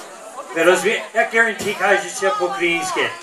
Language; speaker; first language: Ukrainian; early bilingual, heritage; Ukrainian